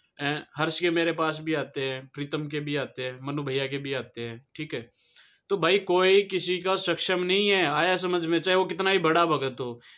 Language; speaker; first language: Hindi; native; Hindi